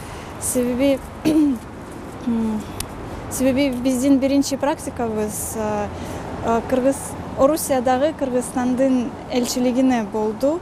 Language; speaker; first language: Kyrgyz; non-native, learner; Russian